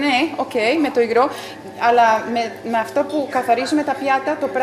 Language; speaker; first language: Greek; non-native, fluent; Spanish